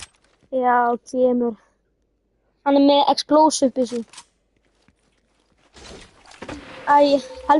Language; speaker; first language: Icelandic; early bilingual, heritage; Icelandic